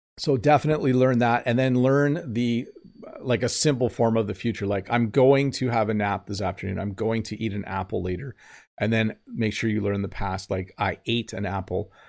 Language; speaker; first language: English; native; English